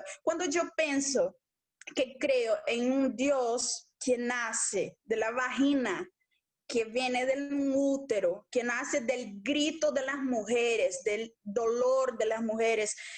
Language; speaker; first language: Spanish; non-native, local second language; Portuguese